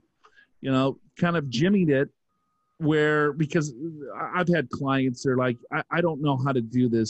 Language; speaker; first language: English; native; English